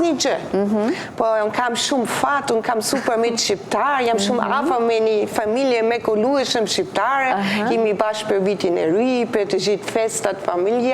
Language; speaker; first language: Albanian; non-native, fluent; German